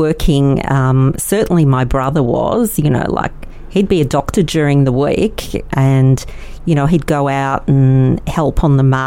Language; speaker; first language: English; non-native, local second language; Yiddish